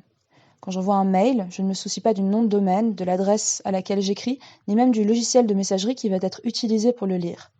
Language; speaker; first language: French; native; French